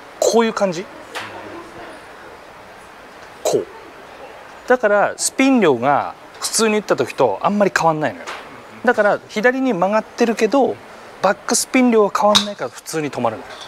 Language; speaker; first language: Japanese; native; Japanese